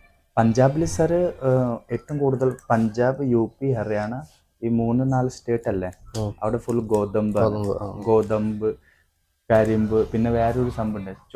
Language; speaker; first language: Malayalam; non-native, local second language; Punjabi